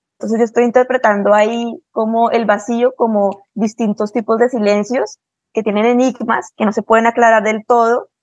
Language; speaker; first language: Spanish; native; Spanish